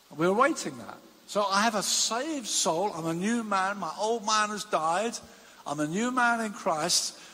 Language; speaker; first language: English; native; English